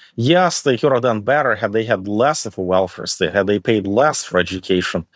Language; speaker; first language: English; early bilingual, other home language; Russian